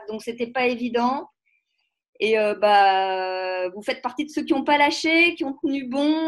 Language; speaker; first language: French; native; French